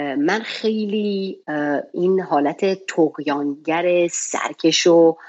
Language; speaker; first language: Persian; native; Persian